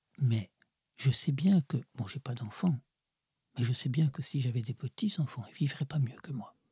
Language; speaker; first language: French; early bilingual, other home language; Russian